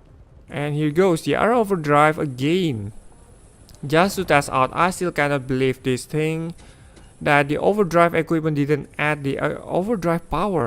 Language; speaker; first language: English; non-native, fluent; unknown